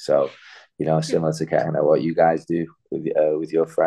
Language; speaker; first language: English; native; English